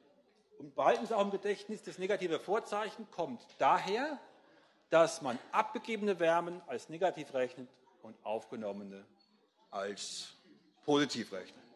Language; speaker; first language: German; native; German